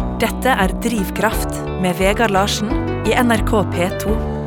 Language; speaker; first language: Norwegian; native; Norwegian